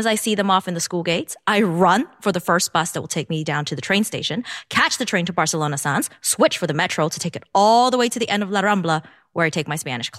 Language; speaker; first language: English; non-native, local second language; Cantonese